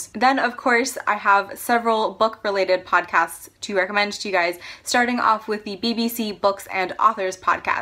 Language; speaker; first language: English; native; English